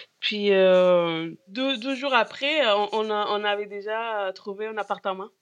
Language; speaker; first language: French; non-native, fluent; Spanish